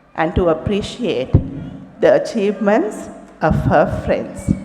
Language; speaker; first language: English; non-native, local second language; Sinhala